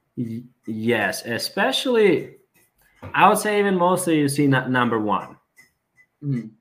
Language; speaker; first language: English; non-native, fluent; Serbian